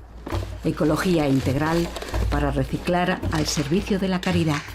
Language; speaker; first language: Spanish; native; Spanish